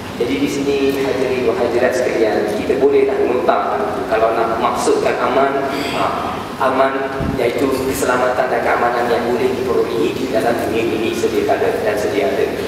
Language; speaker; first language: Malay; native; Malay